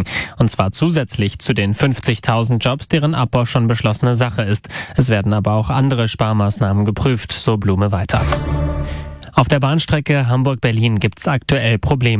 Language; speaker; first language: German; native; German